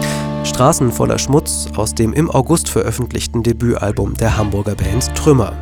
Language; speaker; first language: German; native; German